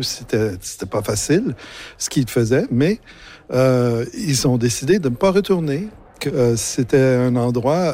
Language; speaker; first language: French; native; French